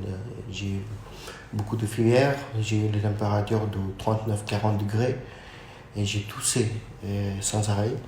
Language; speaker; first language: French; non-native, fluent; Urdu